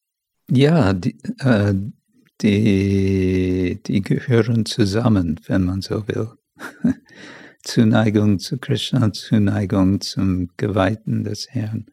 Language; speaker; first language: German; non-native, fluent; English